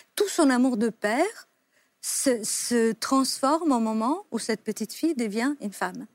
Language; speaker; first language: French; non-native, fluent; Italian